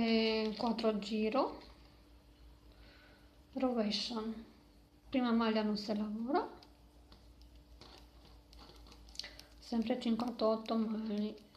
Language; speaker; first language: Italian; non-native, learner; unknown